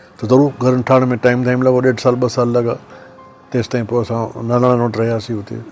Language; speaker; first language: Sindhi; non-native, local second language; Saraiki